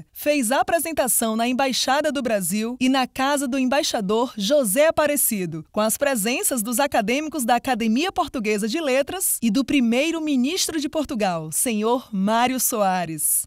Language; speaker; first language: Portuguese; native; Portuguese